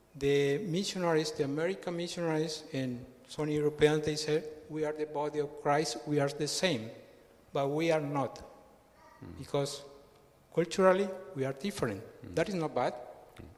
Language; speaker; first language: English; non-native, fluent; Spanish